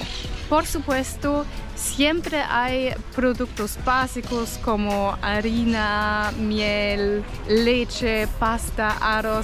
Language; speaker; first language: Spanish; non-native, fluent; German